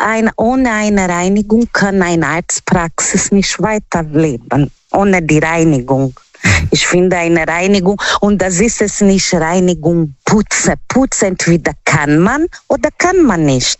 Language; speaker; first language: German; non-native, learner; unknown